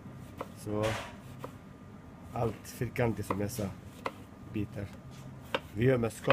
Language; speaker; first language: Swedish; non-native, learner; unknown